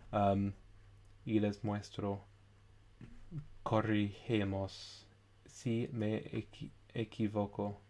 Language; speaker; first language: Spanish; non-native, learner; English